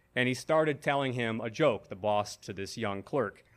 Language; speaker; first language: English; native; English